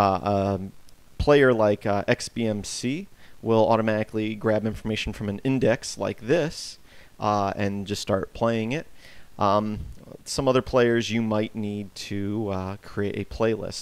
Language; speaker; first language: English; native; English